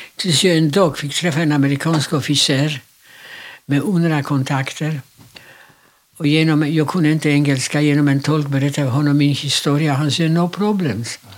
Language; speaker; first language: Swedish; non-native, fluent; Polish